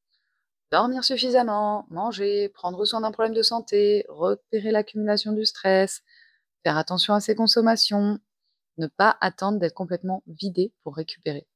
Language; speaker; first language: French; native; French